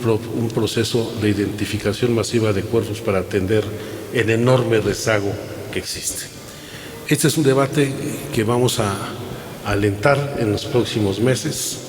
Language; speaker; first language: Spanish; native; Spanish